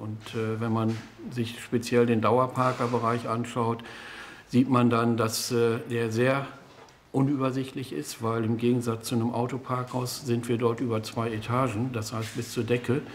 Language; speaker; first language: German; native; German